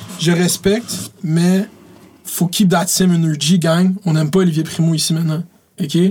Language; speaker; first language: French; native; French